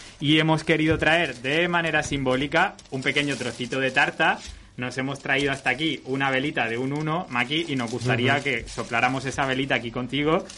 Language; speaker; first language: Spanish; native; Spanish